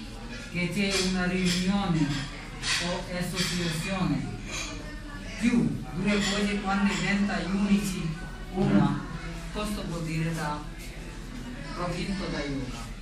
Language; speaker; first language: Italian; non-native, learner; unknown